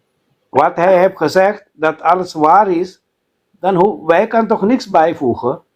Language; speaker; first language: Dutch; non-native, fluent; Urdu